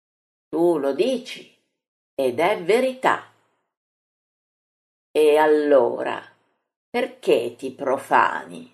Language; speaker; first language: Italian; native; Italian